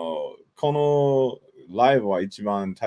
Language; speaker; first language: Japanese; non-native, learner; English